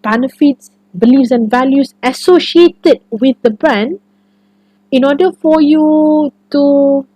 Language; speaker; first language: English; non-native, local second language; Malay